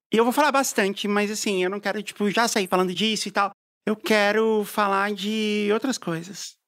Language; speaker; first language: Portuguese; native; Portuguese